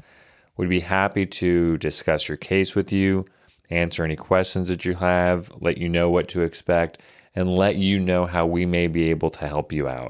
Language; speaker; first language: English; native; English